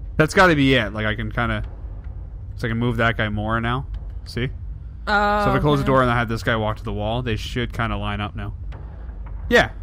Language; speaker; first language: English; native; English